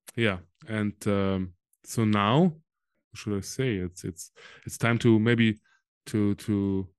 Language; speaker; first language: English; non-native, fluent; German